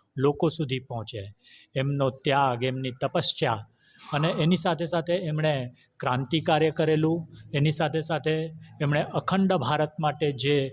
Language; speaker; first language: Gujarati; native; Gujarati